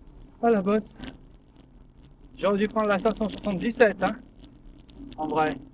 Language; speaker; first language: French; native; French